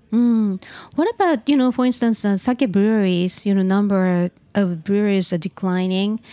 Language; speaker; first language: English; non-native, fluent; Japanese